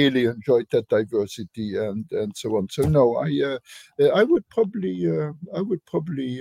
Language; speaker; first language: English; non-native, fluent; Luxembourgish